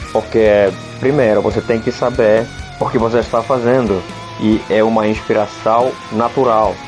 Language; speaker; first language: Portuguese; non-native, learner; Finnish